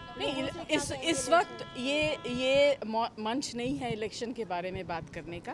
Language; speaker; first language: Hindi; native; Hindi